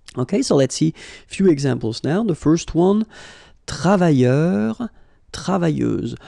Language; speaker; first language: English; non-native, fluent; French